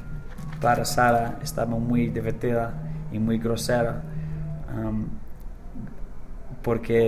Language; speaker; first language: Spanish; non-native, learner; English